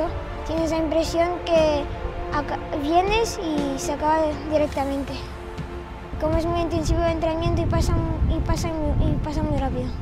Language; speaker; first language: Spanish; non-native, fluent; Romanian